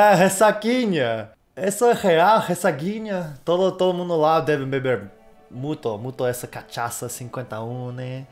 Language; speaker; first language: Portuguese; non-native, learner; English